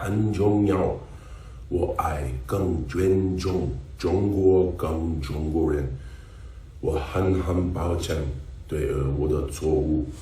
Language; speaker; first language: Chinese; non-native, learner; English